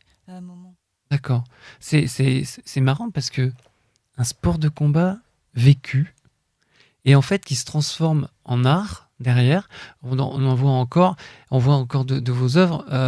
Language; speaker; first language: French; native; French